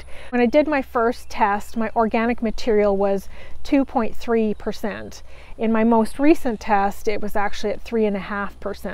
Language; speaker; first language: English; native; English